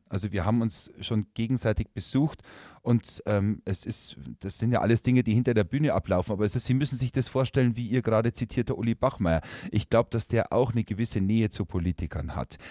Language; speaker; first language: German; native; German